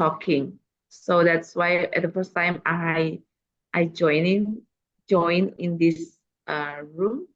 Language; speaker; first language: English; non-native, learner; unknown